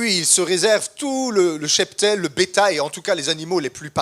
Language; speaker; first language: French; native; French